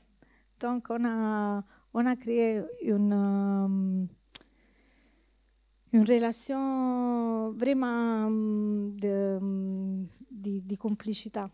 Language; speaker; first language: French; non-native, learner; Italian